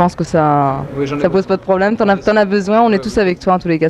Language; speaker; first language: French; native; French